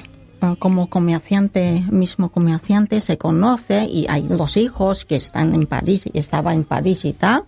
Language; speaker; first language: Spanish; non-native, learner; Khmer